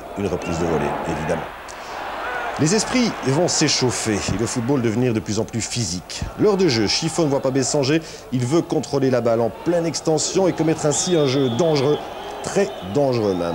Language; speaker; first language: French; native; French